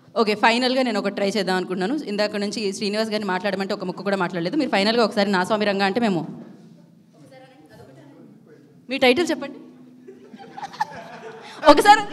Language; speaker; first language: Telugu; native; Telugu